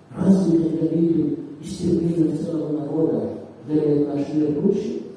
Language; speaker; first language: Russian; non-native, fluent; Arabic